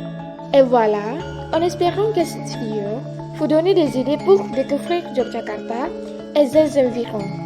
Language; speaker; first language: French; non-native, learner; Indonesian